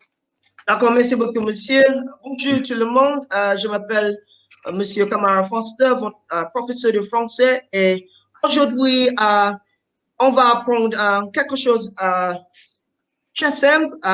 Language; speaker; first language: French; non-native, fluent; English